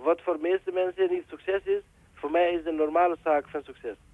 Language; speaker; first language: Dutch; non-native, learner; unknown